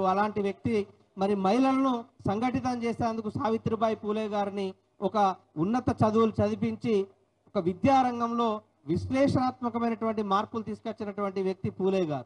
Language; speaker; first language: Telugu; native; Telugu